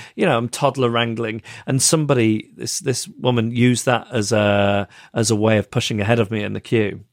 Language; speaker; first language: English; native; English